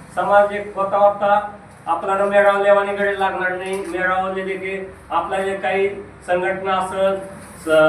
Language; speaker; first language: Marathi; non-native, local second language; Rajasthani